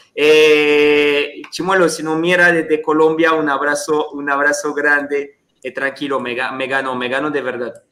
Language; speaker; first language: Spanish; non-native, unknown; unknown